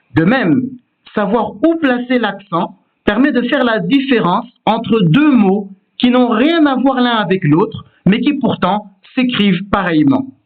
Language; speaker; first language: French; native; French